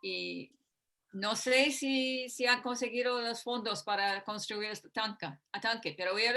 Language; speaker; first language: Spanish; non-native, fluent; English